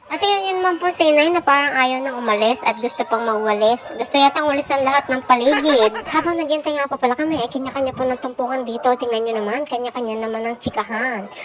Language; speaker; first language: Filipino; native; Filipino